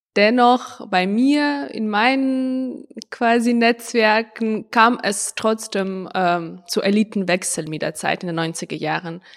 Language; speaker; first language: German; non-native, fluent; Ukrainian